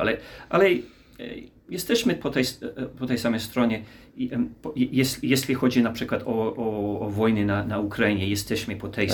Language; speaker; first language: Polish; non-native, learner; English